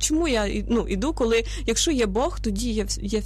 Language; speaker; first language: Ukrainian; native; Ukrainian